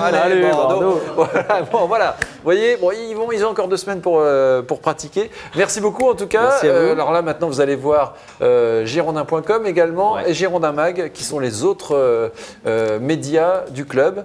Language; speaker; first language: French; native; French